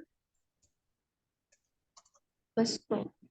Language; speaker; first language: Korean; non-native, learner; Indonesian